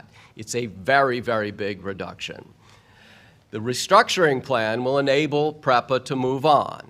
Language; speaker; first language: English; native; English